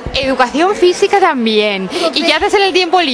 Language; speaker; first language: Spanish; native; Spanish